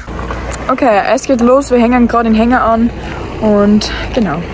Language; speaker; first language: German; native; German